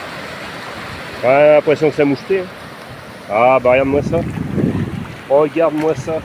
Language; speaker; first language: French; native; French